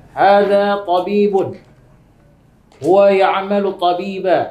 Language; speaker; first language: Arabic; non-native, learner; Indonesian